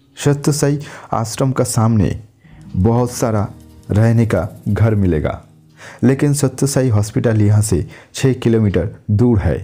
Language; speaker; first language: Hindi; non-native, local second language; Bangla